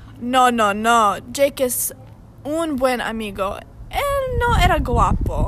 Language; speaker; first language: Spanish; non-native, learner; English